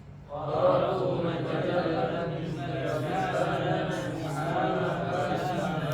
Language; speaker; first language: Arabic; non-native, learner; Indonesian